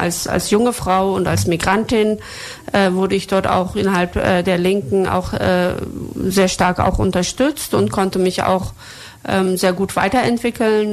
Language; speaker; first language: German; early bilingual, other home language; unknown